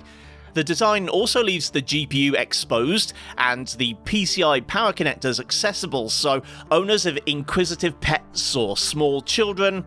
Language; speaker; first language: English; native; English